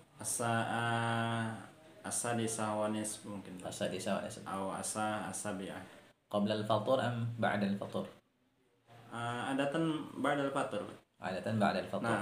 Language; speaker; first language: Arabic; non-native, fluent; Indonesian